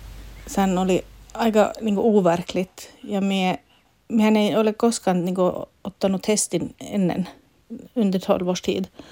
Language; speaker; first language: Finnish; non-native, local second language; Swedish